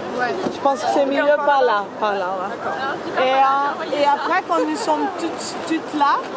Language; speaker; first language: French; non-native, fluent; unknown